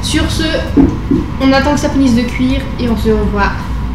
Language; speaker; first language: French; native; French